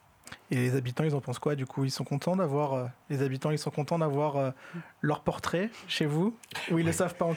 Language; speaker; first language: French; native; French